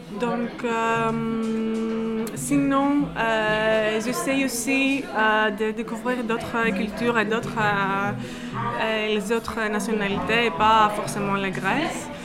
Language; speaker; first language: French; non-native, fluent; Greek